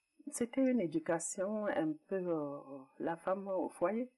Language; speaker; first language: French; non-native, local second language; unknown